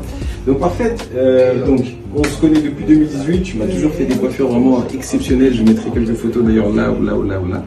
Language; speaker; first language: French; native; French